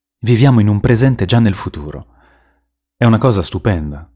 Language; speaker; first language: Italian; native; Italian